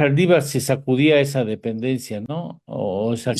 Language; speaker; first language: Spanish; native; Spanish